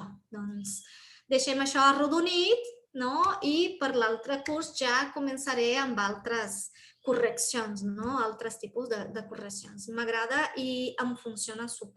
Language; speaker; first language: Catalan; non-native, fluent; Portuguese